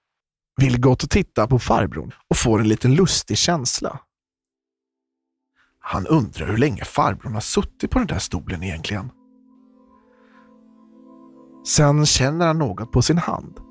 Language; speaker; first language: Swedish; native; Swedish